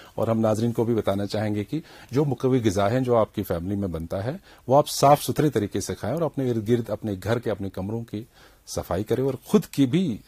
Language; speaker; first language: Hindi; non-native, local second language; Kashmiri